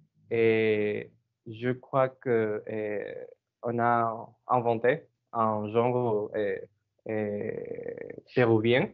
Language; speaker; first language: French; non-native, learner; Spanish